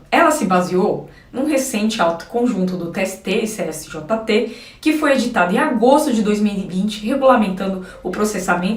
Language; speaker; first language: Portuguese; native; Portuguese